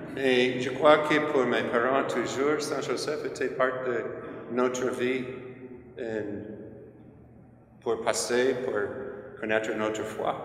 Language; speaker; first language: French; non-native, fluent; English